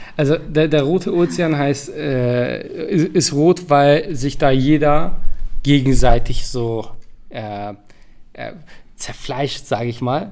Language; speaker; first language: German; early bilingual, other home language; Turkish